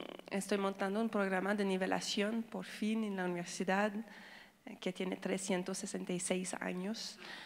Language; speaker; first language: Spanish; non-native, fluent; French